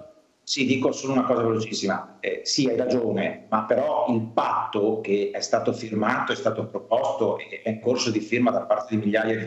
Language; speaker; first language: Italian; native; Italian